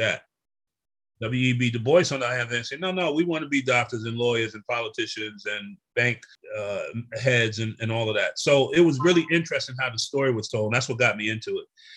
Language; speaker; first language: English; native; English